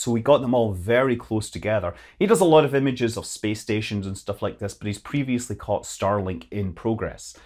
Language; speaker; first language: English; native; English